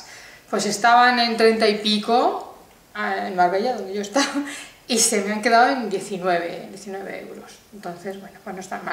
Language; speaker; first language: Spanish; native; Spanish